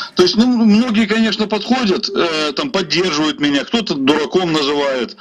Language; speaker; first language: Russian; native; Russian